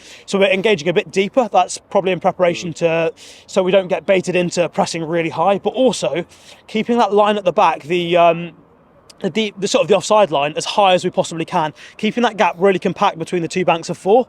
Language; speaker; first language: English; native; English